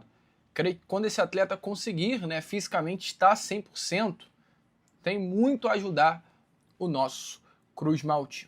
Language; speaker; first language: Portuguese; native; Portuguese